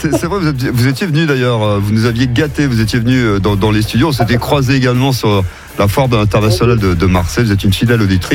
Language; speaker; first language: French; native; French